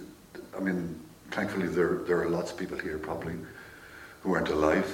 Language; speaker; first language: English; native; English